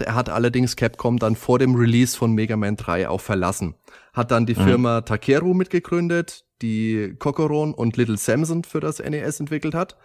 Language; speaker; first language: German; native; German